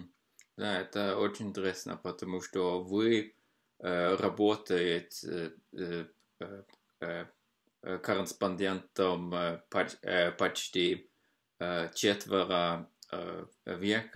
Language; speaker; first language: Russian; non-native, fluent; Norwegian